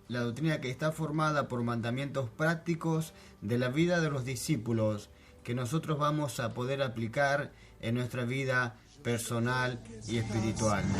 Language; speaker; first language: Spanish; non-native, fluent; French